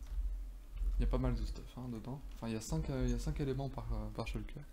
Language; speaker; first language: French; native; French